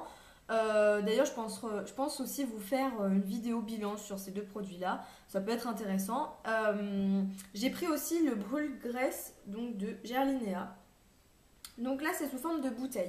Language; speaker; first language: French; native; French